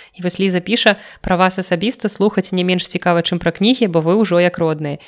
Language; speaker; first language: Belarusian; non-native, local second language; Russian